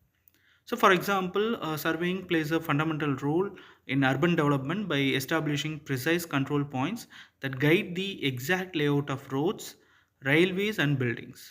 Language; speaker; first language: English; non-native, local second language; Tamil